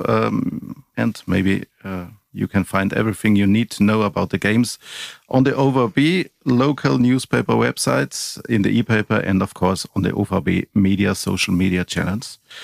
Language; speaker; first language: English; non-native, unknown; German